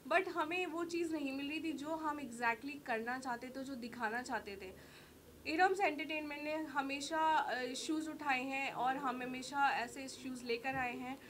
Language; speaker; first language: Hindi; native; Hindi